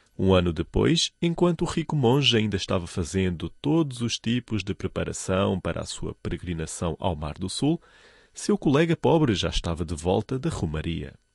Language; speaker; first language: Portuguese; non-native, fluent; Chinese